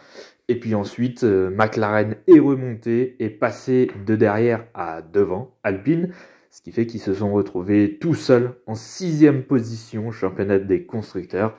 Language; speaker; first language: French; native; French